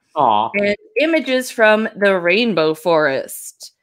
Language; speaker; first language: English; native; English